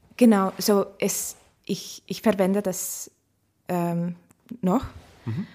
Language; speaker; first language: German; non-native, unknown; Estonian